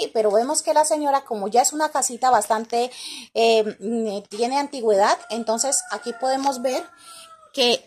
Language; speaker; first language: Spanish; native; Spanish